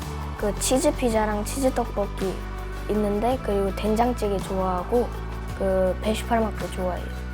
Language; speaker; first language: Korean; early bilingual, other home language; Russian